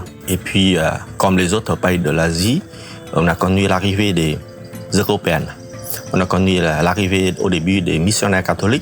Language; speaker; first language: French; non-native, fluent; Vietnamese